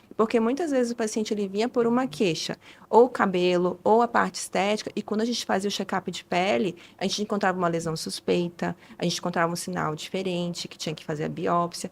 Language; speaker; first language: Portuguese; early bilingual, other home language; Spanish